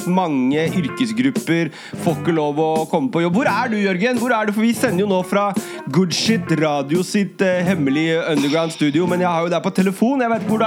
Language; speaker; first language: Norwegian; native; Norwegian